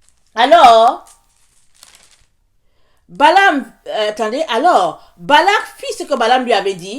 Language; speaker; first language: French; native; French